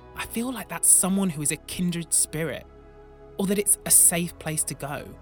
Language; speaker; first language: English; native; English